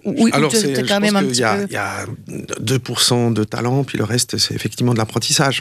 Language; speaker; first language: French; native; French